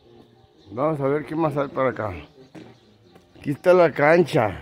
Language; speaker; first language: Spanish; native; Spanish